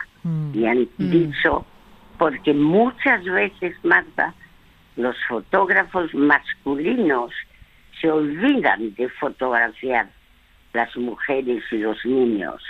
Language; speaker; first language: Spanish; non-native, fluent; French